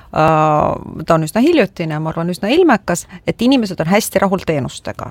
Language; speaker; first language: Estonian; non-native, local second language; Russian